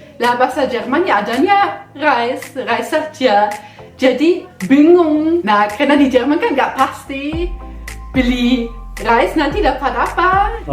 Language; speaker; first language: Indonesian; non-native, fluent; German